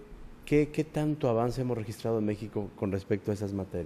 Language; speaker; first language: Spanish; native; Spanish